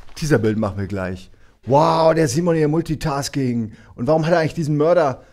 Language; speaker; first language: German; native; German